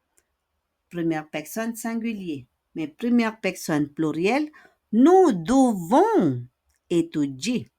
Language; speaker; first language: French; non-native, fluent; Filipino